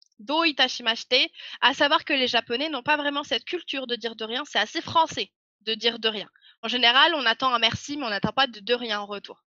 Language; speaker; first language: French; native; French